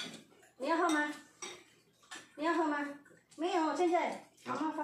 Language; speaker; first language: Chinese; non-native, fluent; Indonesian